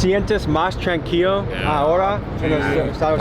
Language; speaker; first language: Spanish; non-native, learner; English